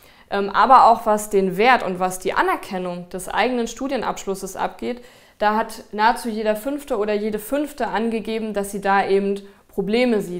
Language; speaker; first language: German; native; German